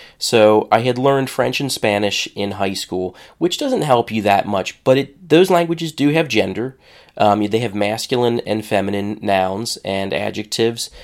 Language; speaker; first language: English; native; English